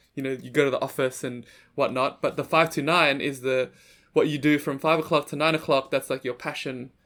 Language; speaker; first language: English; native; English